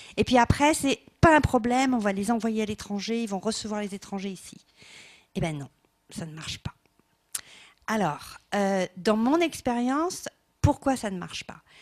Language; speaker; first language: French; non-native, fluent; English